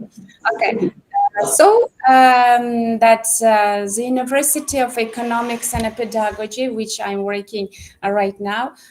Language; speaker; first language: English; non-native, fluent; Uzbek